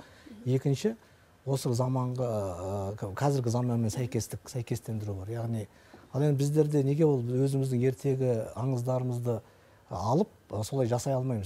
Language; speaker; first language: Kazakh; native; Kazakh